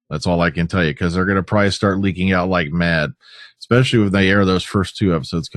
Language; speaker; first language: English; native; English